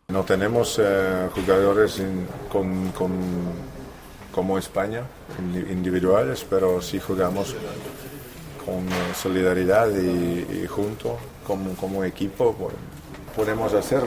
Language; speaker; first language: Spanish; non-native, fluent; Czech